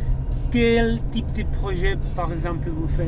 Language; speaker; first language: French; non-native, learner; Czech